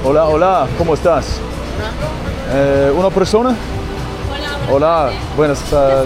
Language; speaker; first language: Spanish; non-native, learner; English